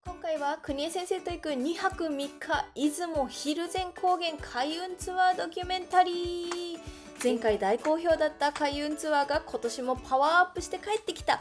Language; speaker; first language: Japanese; native; Japanese